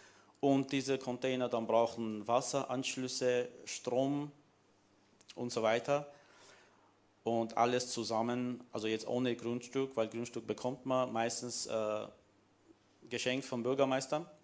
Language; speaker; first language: German; non-native, fluent; Armenian